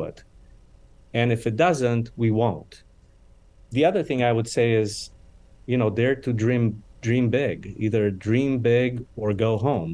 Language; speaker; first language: English; non-native, fluent; Romanian